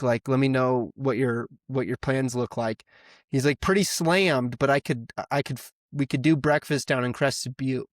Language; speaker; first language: English; native; English